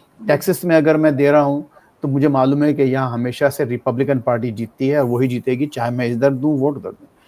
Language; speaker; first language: Urdu; native; Urdu